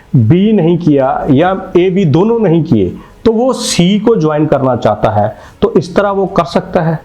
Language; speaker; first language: Hindi; non-native, local second language; Punjabi